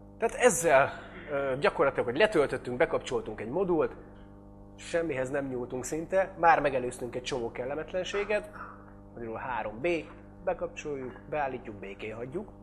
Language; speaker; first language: Hungarian; native; Hungarian